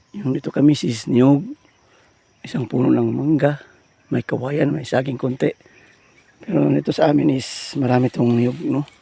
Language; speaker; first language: Filipino; native; Filipino